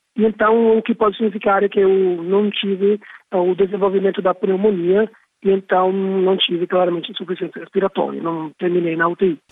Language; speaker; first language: Portuguese; non-native, fluent; Italian